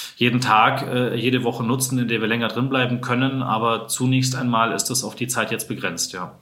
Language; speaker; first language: German; native; German